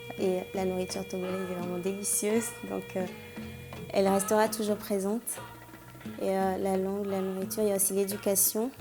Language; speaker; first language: French; non-native, local second language; Ewe